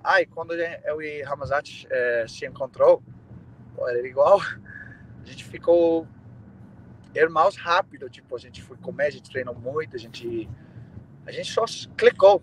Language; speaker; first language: Portuguese; non-native, fluent; English